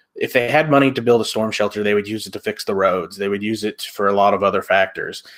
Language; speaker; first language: English; native; English